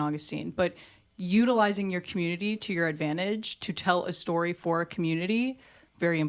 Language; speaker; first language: English; native; English